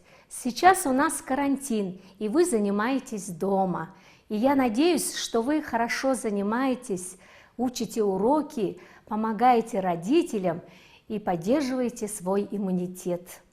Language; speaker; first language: Russian; non-native, fluent; Mongolian